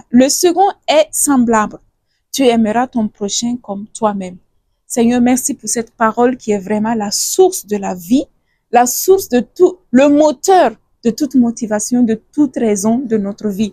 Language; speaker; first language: French; non-native, fluent; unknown